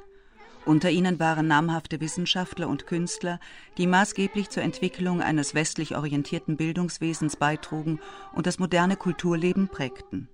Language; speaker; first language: German; native; German